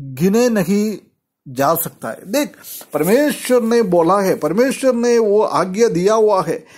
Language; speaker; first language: Hindi; non-native, local second language; Malayalam